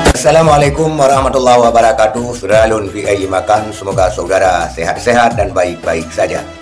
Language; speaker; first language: Malay; non-native, local second language; Achinese